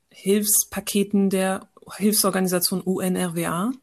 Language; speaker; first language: German; early bilingual, heritage; French